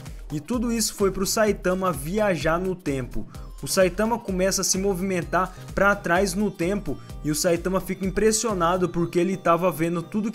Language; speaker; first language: Portuguese; native; Portuguese